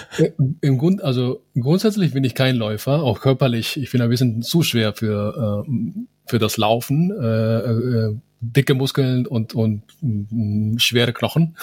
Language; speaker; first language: German; non-native, fluent; Spanish